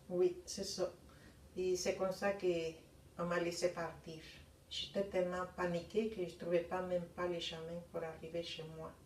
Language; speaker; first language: French; non-native, fluent; Spanish